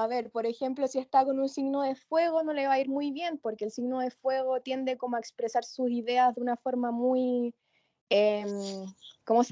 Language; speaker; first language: Spanish; native; Spanish